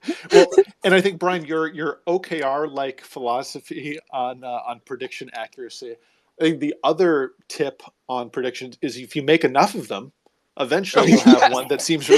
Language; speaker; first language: English; native; English